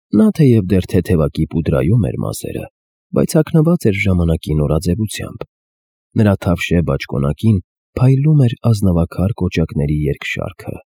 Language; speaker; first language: Armenian; native; Armenian